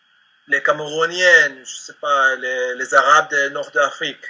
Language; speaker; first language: French; non-native, learner; Spanish